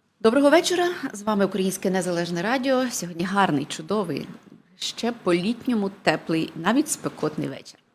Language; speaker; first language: Ukrainian; native; Ukrainian